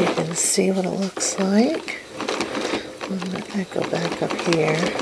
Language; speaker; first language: English; native; English